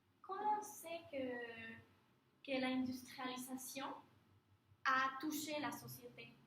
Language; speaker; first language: French; non-native, learner; Spanish